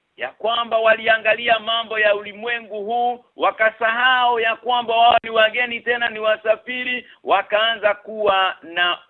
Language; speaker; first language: Swahili; non-native, local second language; Kikuyu